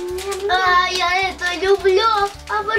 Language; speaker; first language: Russian; early bilingual, heritage; Russian